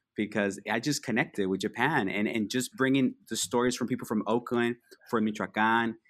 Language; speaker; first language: English; early bilingual, other home language; Spanish